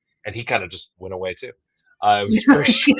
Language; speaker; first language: English; native; English